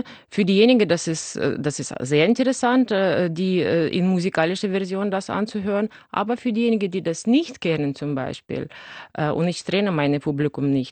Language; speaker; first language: German; non-native, fluent; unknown